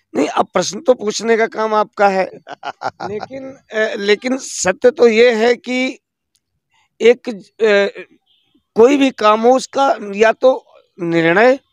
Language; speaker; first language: Hindi; native; Hindi